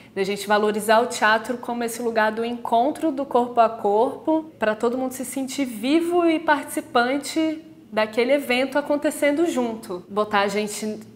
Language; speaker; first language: Portuguese; native; Portuguese